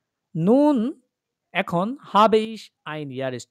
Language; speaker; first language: German; non-native, fluent; Bangla